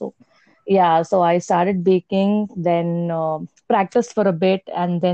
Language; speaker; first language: English; non-native, local second language; Hindi